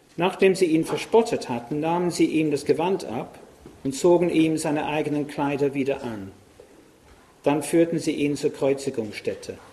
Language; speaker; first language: German; non-native, fluent; English